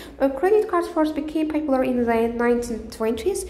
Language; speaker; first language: English; non-native, fluent; Azerbaijani